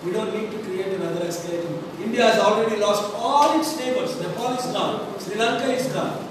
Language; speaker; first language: English; non-native, local second language; Telugu